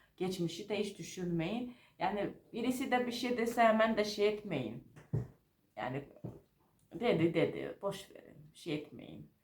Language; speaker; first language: Turkish; non-native, fluent; Georgian